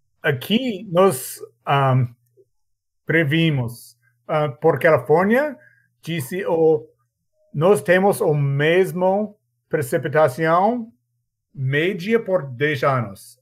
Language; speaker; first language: Portuguese; non-native, learner; English